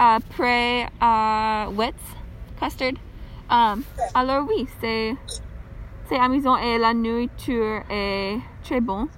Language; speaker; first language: French; non-native, learner; English